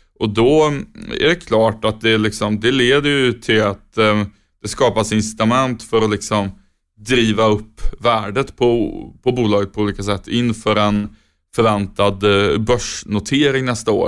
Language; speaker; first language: Swedish; native; Swedish